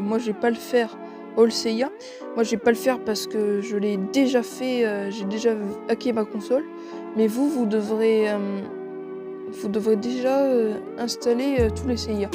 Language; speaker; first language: French; native; French